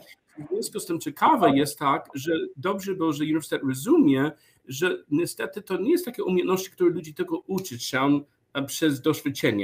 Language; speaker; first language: Polish; non-native, learner; English